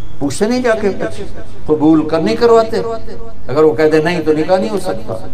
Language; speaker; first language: Urdu; non-native, local second language; Punjabi